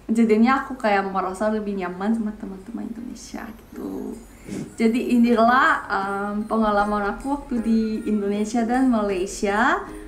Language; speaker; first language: Indonesian; non-native, fluent; Korean